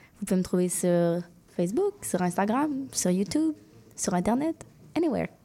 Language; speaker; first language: French; native; French